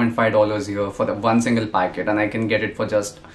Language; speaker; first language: English; non-native, local second language; Hindi